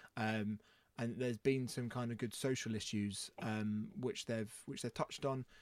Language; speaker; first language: English; native; English